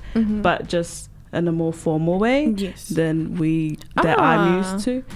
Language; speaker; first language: English; native; English